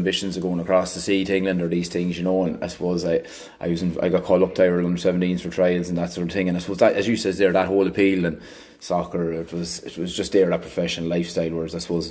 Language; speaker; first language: English; native; English